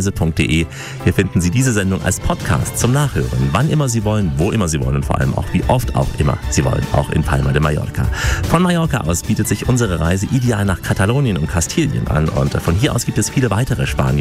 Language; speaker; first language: German; native; German